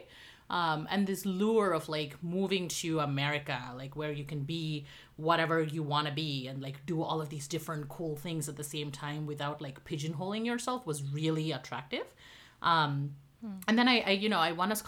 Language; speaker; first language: English; non-native, local second language; Tamil